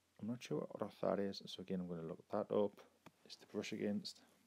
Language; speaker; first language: English; native; English